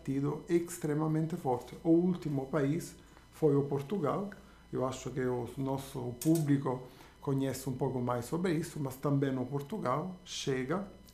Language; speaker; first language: Portuguese; non-native, fluent; Italian